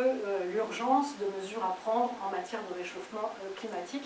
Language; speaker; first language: French; native; French